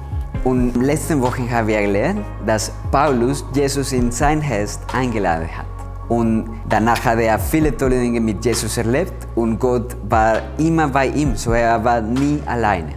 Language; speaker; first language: German; non-native, fluent; Spanish